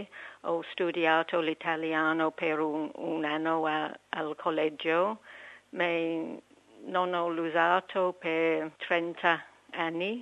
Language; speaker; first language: Italian; non-native, learner; English